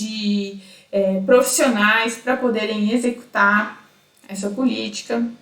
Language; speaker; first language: Portuguese; native; Portuguese